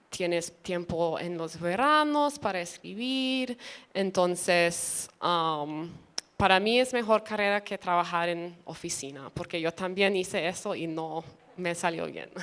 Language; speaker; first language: Spanish; early bilingual, other home language; English